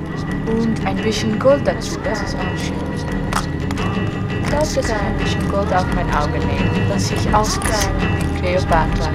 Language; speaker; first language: German; non-native, learner; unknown